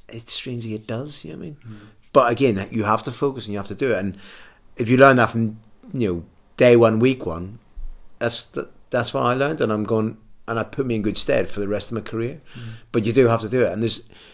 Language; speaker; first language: English; native; English